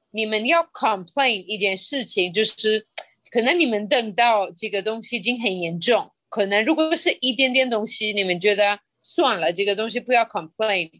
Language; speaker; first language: Chinese; non-native, fluent; Spanish